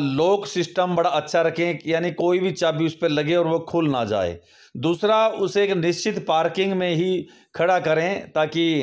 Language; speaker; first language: Hindi; native; Hindi